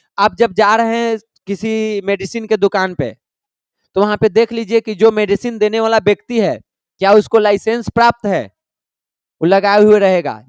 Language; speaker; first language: Hindi; native; Hindi